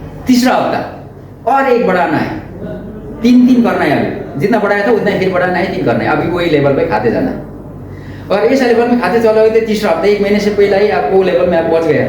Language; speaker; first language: Hindi; non-native, local second language; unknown